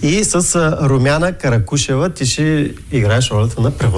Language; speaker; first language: Bulgarian; native; Bulgarian